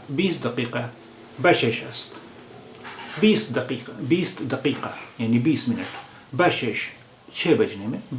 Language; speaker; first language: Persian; non-native, fluent; Hindi